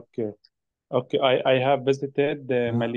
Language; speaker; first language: English; non-native, learner; Arabic